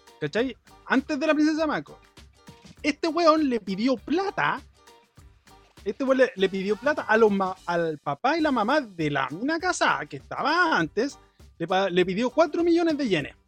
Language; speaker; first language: Spanish; native; Spanish